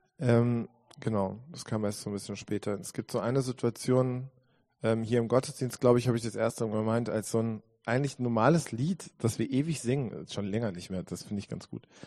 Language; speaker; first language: German; native; German